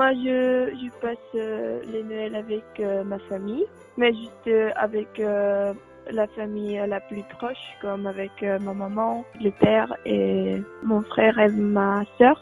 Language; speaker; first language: French; non-native, learner; Czech